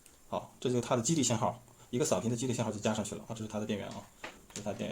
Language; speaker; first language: Chinese; native; Chinese